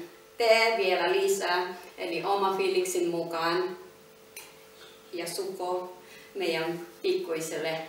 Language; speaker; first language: Finnish; non-native, learner; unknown